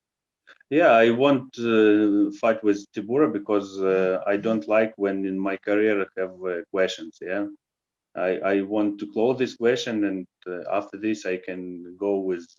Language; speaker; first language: English; non-native, learner; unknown